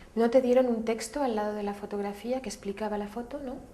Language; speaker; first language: Spanish; native; Spanish